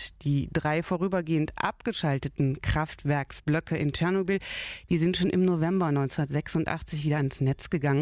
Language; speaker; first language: German; native; German